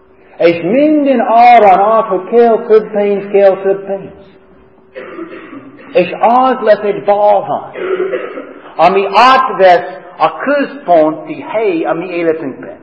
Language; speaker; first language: Hungarian; non-native, fluent; English